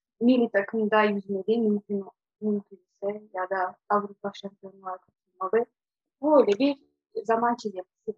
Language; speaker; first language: Turkish; non-native, fluent; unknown